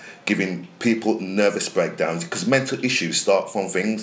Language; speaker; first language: English; native; English